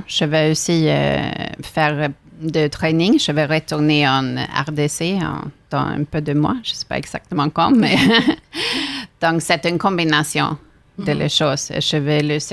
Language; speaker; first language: French; non-native, fluent; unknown